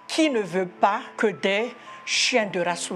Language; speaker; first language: French; non-native, local second language; Malagasy